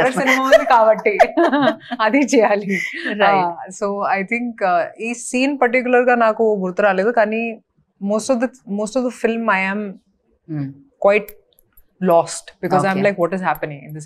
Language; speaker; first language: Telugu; non-native, local second language; Hindi